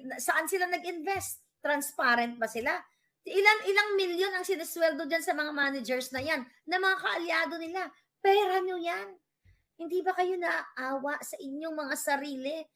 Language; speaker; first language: Filipino; non-native, local second language; Cebuano